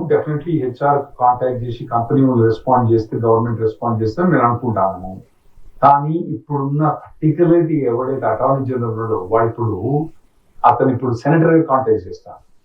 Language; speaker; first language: Telugu; native; Telugu